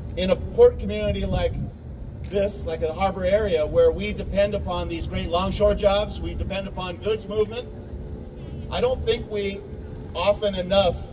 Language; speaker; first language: English; native; English